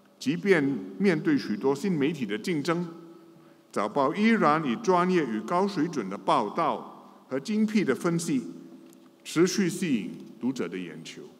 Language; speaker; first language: Chinese; non-native, local second language; English